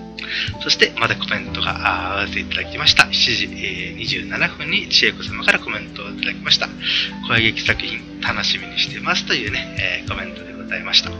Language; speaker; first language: Japanese; native; Japanese